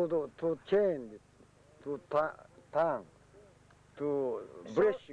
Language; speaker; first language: English; non-native, learner; Japanese